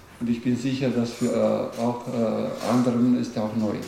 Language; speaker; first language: German; non-native, learner; Romanian